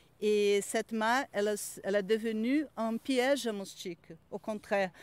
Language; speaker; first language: French; non-native, fluent; Portuguese